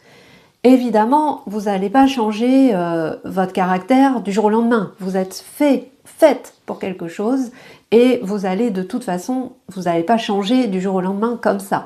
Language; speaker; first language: French; native; French